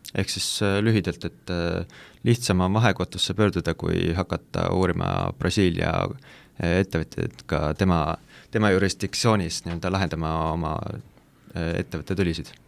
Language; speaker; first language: Estonian; native; Estonian